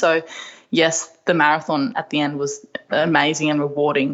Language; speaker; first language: English; native; English